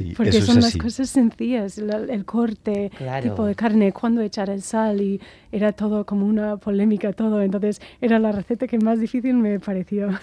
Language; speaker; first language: Spanish; non-native, fluent; English